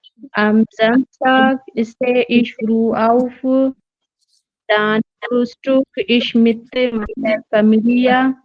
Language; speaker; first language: German; non-native, learner; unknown